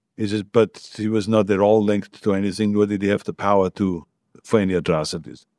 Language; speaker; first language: English; non-native, fluent; German